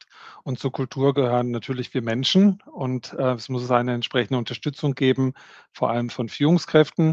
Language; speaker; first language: German; native; German